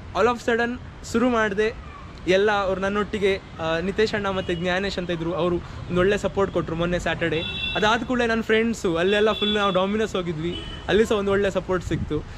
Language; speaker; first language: Kannada; non-native, local second language; Konkani